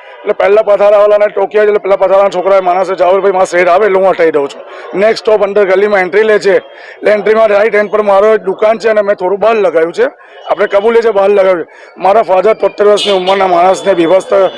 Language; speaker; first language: Gujarati; native; Gujarati